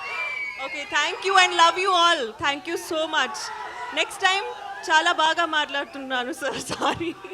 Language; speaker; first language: Telugu; non-native, learner; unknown